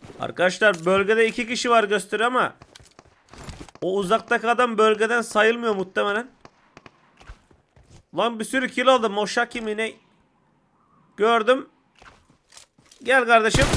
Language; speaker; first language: Turkish; native; Turkish